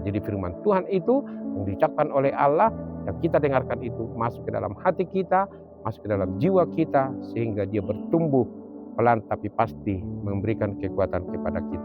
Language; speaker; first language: Indonesian; native; Indonesian